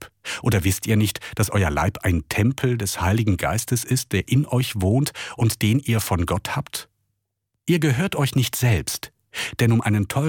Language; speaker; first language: German; native; German